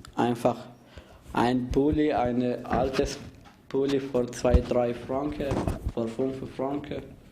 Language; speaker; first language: German; non-native, fluent; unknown